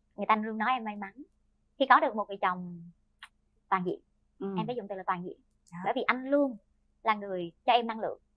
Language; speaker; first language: Vietnamese; native; Vietnamese